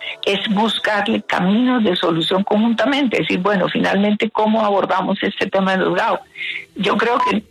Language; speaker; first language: Spanish; native; Spanish